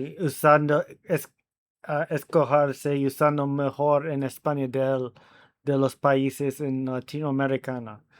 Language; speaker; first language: Spanish; non-native, learner; English